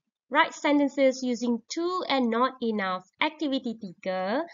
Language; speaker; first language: English; non-native, local second language; Malay